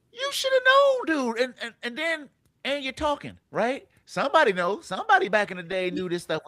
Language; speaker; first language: English; native; English